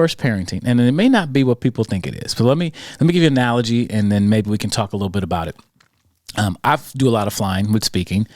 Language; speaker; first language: English; native; English